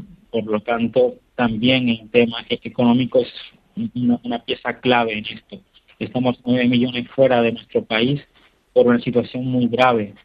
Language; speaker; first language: Spanish; native; Spanish